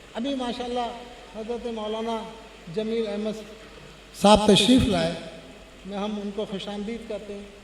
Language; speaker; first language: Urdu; non-native, local second language; Pashto